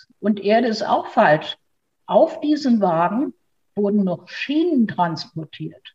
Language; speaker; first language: German; native; German